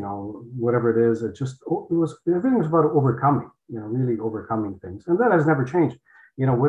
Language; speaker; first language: English; non-native, fluent; Polish